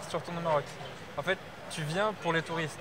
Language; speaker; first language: French; native; French